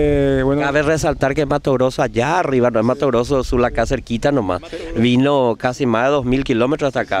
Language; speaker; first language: Spanish; native; Spanish